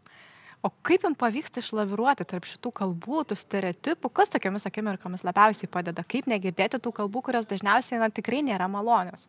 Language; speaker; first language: Lithuanian; native; Lithuanian